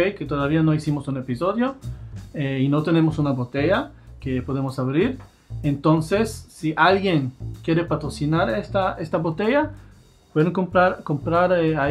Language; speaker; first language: Spanish; non-native, fluent; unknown